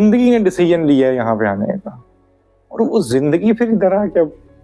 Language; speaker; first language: Hindi; non-native, local second language; Punjabi